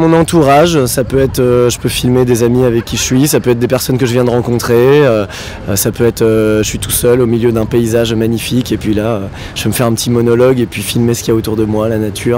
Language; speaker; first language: French; native; French